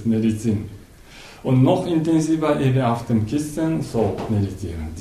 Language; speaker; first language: German; non-native, learner; Japanese